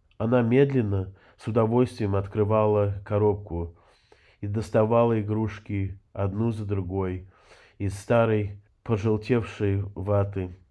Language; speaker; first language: Russian; early bilingual, heritage; Russian